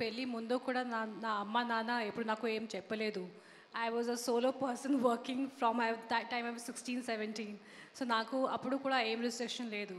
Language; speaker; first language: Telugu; non-native, learner; Hindi